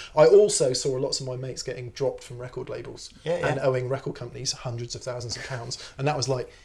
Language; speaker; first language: English; native; English